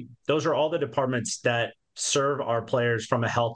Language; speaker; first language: English; native; English